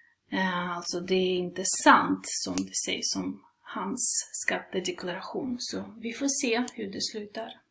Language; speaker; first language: Swedish; non-native, fluent; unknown